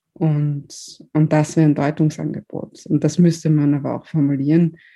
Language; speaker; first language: German; native; German